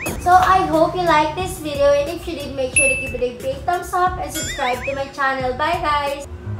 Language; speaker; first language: English; non-native, local second language; Filipino